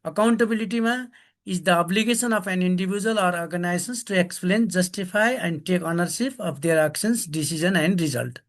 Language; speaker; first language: English; non-native, local second language; Nepali